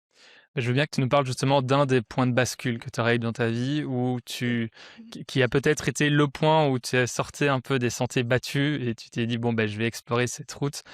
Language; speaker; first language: French; native; French